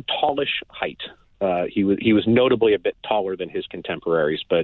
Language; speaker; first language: English; native; English